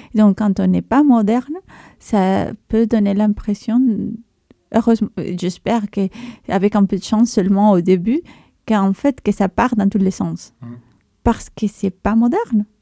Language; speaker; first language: French; non-native, fluent; Spanish